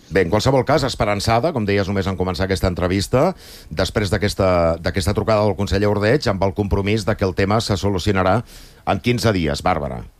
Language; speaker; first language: Catalan; native; Catalan